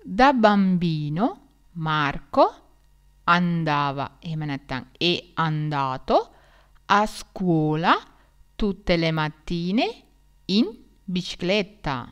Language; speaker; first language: Italian; non-native, fluent; Sinhala